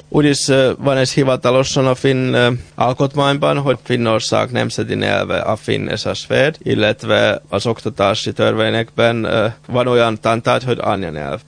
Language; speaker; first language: Hungarian; non-native, fluent; Finnish